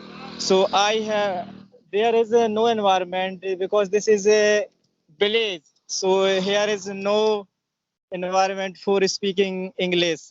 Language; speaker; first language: English; non-native, learner; Hindi